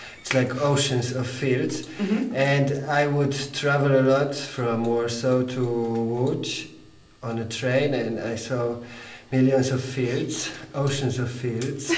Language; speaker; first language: English; non-native, fluent; Polish